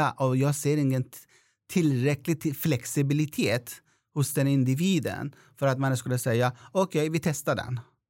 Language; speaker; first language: Swedish; non-native, fluent; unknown